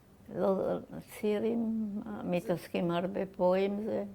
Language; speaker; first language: Hebrew; non-native, fluent; German